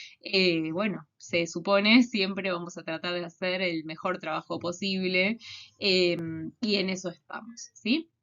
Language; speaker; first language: Spanish; native; Spanish